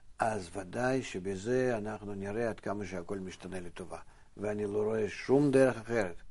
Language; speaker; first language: Hebrew; non-native, fluent; Russian